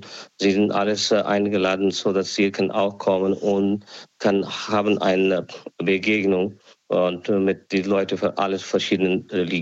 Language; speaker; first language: German; non-native, learner; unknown